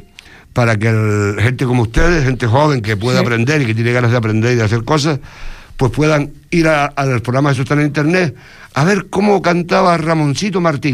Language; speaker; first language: Spanish; native; Spanish